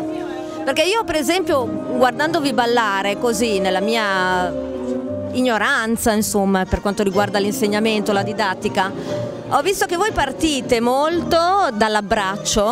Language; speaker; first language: Italian; native; Italian